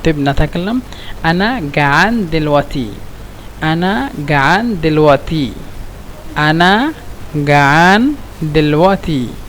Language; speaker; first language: Egyptian Arabic; non-native, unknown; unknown